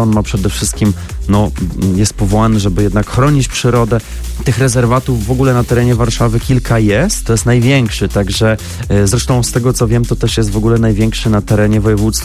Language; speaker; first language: Polish; native; Polish